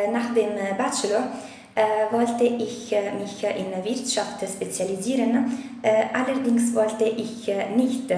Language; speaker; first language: German; non-native, fluent; Italian